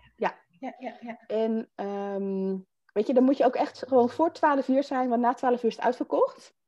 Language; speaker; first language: Dutch; native; Dutch